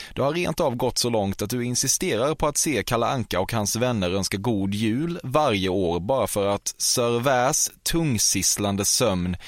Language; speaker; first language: Swedish; native; Swedish